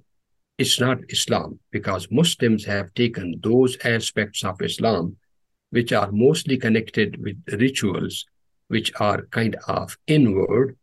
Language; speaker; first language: English; non-native, local second language; Urdu